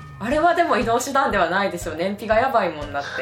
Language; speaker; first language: Japanese; native; Japanese